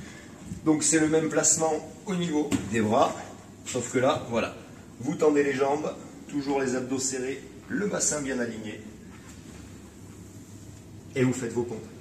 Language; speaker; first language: French; native; French